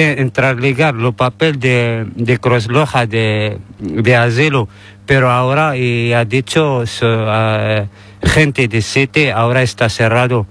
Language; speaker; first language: Spanish; non-native, learner; Arabic